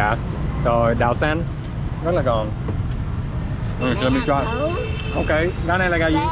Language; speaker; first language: Vietnamese; non-native, learner; English